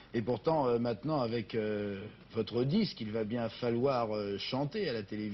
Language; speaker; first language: French; native; French